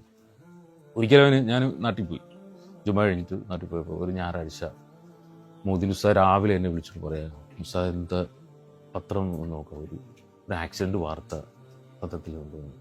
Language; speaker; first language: Malayalam; native; Malayalam